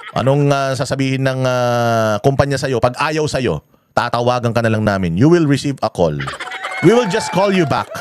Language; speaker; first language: Filipino; native; Filipino